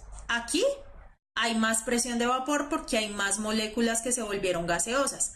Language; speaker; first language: Spanish; native; Spanish